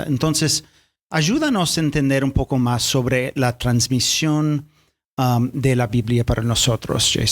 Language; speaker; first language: Spanish; non-native, fluent; English